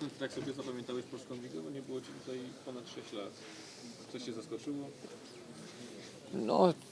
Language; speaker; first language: Polish; native; Polish